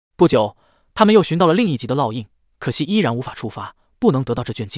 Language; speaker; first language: Chinese; native; Chinese